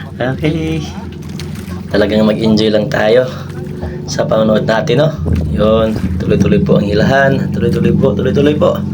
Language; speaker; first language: Filipino; non-native, local second language; Cebuano